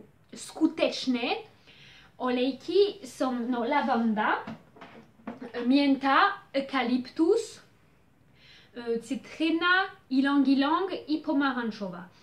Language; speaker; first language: Polish; early bilingual, heritage; Polish